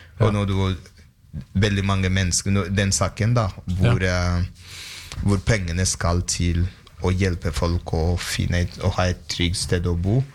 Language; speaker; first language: Norwegian; non-native, fluent; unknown